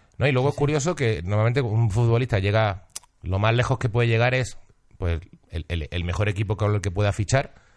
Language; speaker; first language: Spanish; native; Spanish